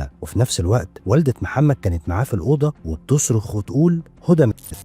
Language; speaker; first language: Arabic; native; Arabic